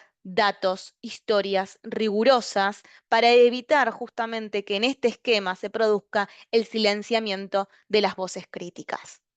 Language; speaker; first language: Spanish; native; Spanish